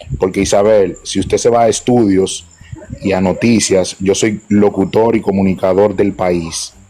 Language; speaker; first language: Spanish; native; Spanish